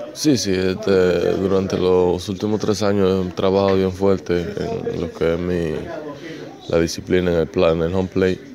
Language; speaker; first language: Spanish; native; Spanish